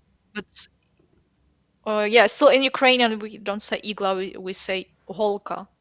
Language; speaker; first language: English; non-native, fluent; Ukrainian